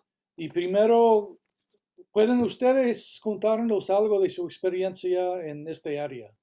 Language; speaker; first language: Spanish; early bilingual, heritage; Spanish